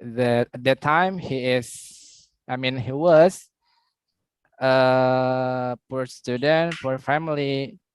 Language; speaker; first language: English; non-native, learner; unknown